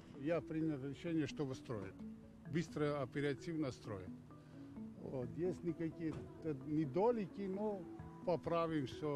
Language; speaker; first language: Ukrainian; non-native, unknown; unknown